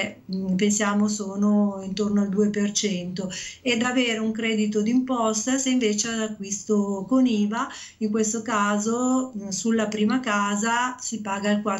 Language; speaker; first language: Italian; native; Italian